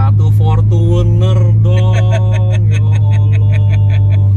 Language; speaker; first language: Indonesian; native; Indonesian